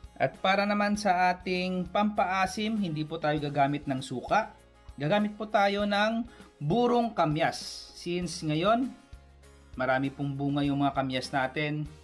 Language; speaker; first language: Filipino; non-native, local second language; Cebuano